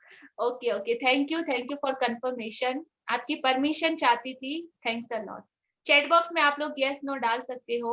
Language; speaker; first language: Hindi; native; Hindi